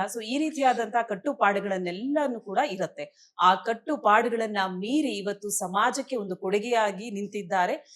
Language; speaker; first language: Kannada; native; Kannada